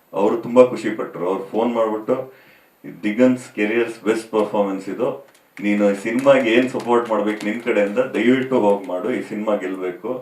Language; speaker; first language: Kannada; native; Kannada